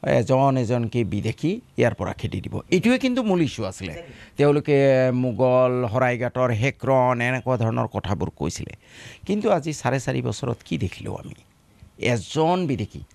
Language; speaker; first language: Assamese; non-native, local second language; Bangla